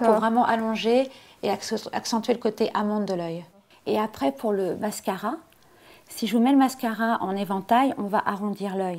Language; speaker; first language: French; native; French